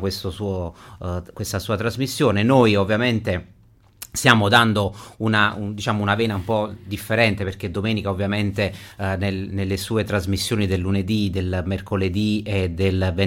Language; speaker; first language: Italian; native; Italian